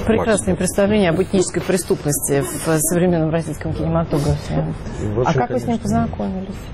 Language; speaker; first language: Russian; native; Russian